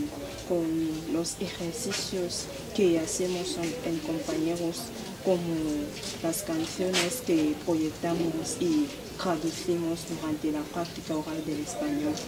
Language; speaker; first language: Spanish; non-native, learner; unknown